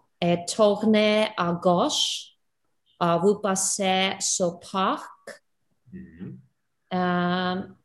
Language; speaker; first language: French; non-native, learner; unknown